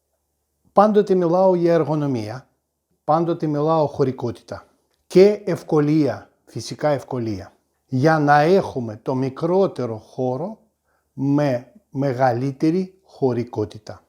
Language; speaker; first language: Greek; non-native, fluent; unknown